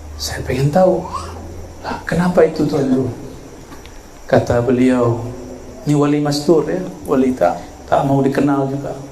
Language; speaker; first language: Malay; non-native, local second language; Minangkabau